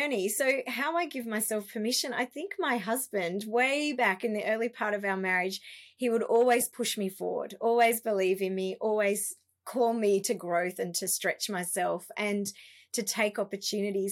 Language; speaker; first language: English; native; English